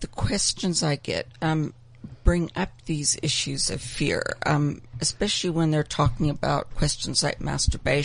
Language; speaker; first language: English; native; English